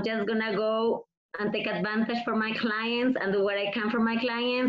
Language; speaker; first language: English; non-native, fluent; Spanish